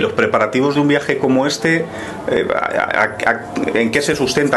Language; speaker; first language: Spanish; native; Spanish